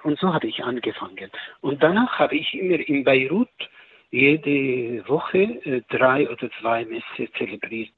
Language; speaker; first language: German; non-native, learner; Arabic